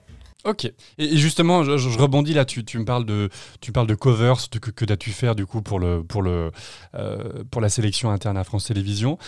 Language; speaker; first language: French; native; French